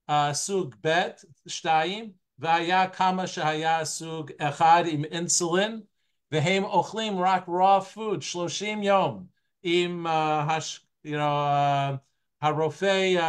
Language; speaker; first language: Hebrew; non-native, fluent; English